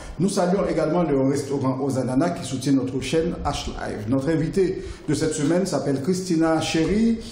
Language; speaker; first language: French; non-native, local second language; Haitian Creole